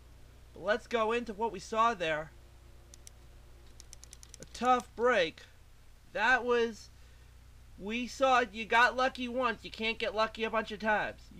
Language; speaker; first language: English; native; English